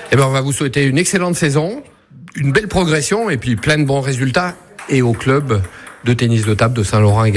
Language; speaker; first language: French; native; French